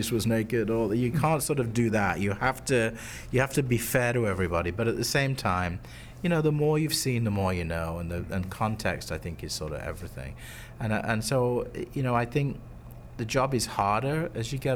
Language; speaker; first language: English; native; English